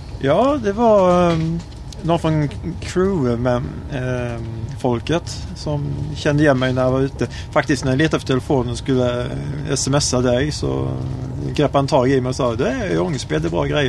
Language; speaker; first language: Swedish; native; Swedish